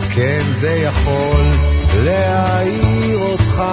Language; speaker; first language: Hebrew; native; Hebrew